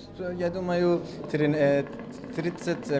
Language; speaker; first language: Russian; non-native, learner; Persian